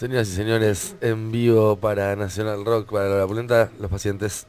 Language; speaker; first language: Spanish; native; Spanish